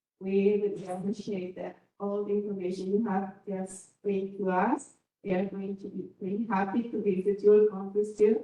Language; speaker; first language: English; non-native, learner; Spanish